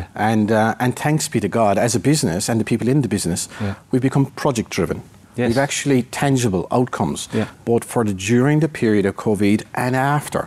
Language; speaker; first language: English; native; English